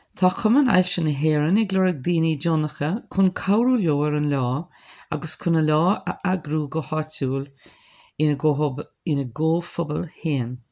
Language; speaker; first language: Irish; non-native, local second language; English